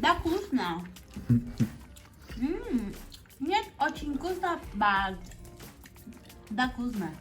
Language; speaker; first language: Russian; non-native, learner; Spanish